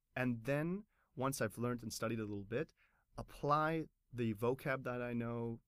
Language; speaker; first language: English; native; English